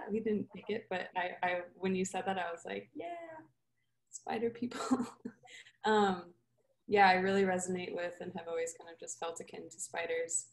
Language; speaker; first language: English; native; English